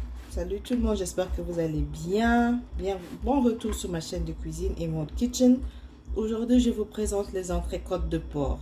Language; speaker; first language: French; non-native, local second language; Lingala